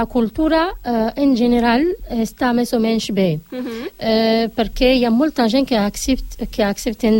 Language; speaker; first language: Catalan; non-native, fluent; Arabic